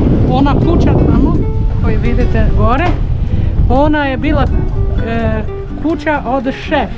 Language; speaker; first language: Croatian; non-native, learner; Portuguese